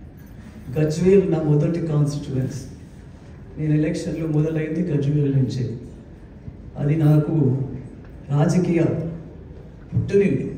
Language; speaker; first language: Telugu; native; Telugu